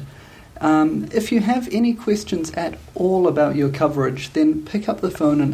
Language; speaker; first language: English; native; English